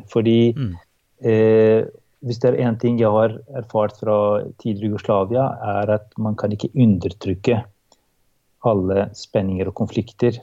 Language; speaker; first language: Norwegian; non-native, fluent; Albanian